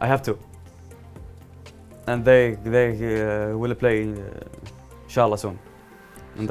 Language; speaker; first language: English; non-native, learner; Arabic